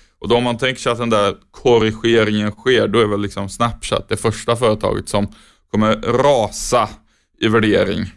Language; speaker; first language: Swedish; native; Swedish